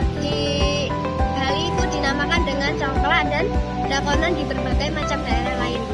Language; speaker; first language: Indonesian; native; Indonesian